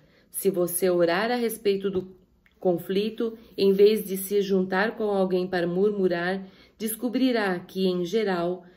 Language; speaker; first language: Portuguese; native; Portuguese